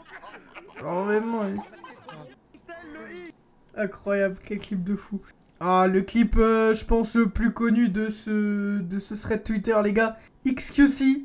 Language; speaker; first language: French; native; French